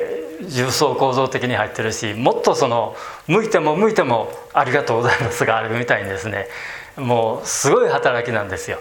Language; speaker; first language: Japanese; native; Japanese